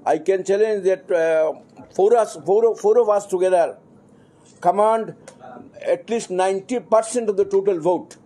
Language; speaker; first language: English; non-native, local second language; Bangla